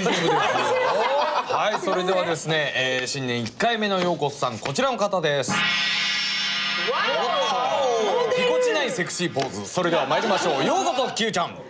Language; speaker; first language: Japanese; native; Japanese